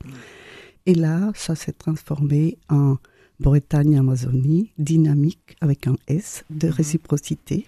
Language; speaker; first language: French; non-native, fluent; Spanish